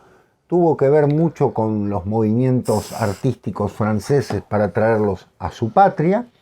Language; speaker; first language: Spanish; native; Spanish